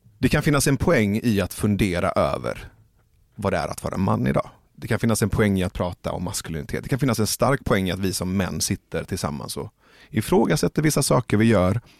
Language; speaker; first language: Swedish; early bilingual, other home language; Persian